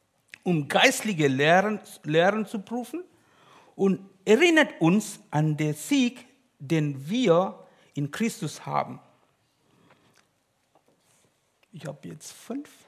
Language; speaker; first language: German; non-native, learner; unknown